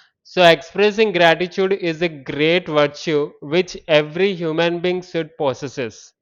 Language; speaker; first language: English; non-native, local second language; Telugu